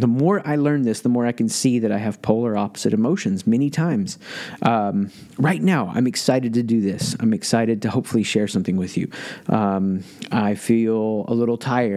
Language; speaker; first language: English; native; English